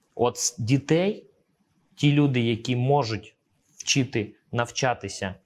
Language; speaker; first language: Ukrainian; early bilingual, other home language; Russian